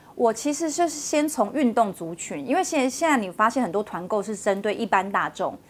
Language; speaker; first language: Chinese; native; Chinese